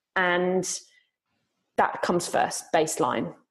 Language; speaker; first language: English; native; English